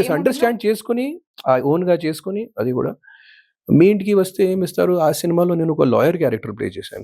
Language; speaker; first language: Telugu; non-native, fluent; Hindi